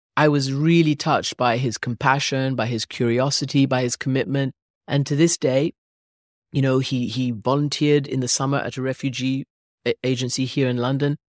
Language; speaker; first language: English; early bilingual, other home language; Persian